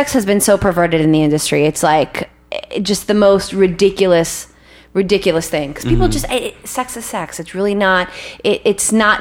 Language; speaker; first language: English; early bilingual, other home language; Hebrew